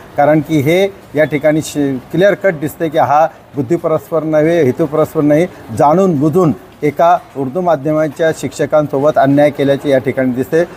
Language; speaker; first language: Marathi; non-native, local second language; Urdu